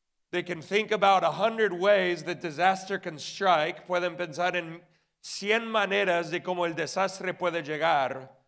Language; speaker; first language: Spanish; non-native, fluent; English